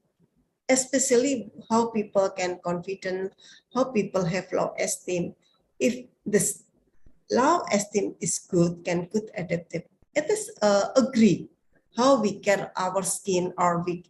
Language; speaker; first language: English; non-native, learner; Indonesian